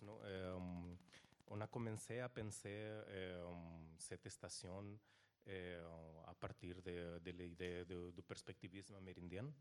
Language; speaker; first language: French; non-native, fluent; Portuguese